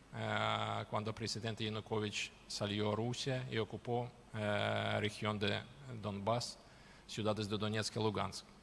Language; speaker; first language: Spanish; non-native, learner; Ukrainian